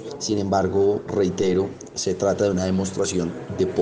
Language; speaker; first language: Spanish; native; Spanish